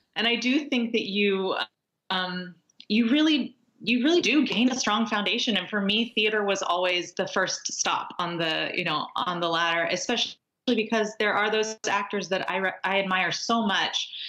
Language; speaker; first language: English; native; English